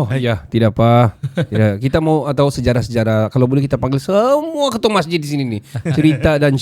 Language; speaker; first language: Malay; native; Malay